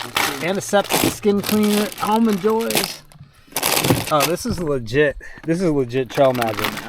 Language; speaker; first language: English; native; English